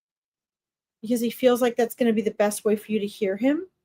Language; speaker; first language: English; native; English